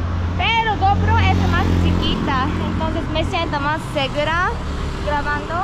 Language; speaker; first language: Spanish; non-native, learner; Japanese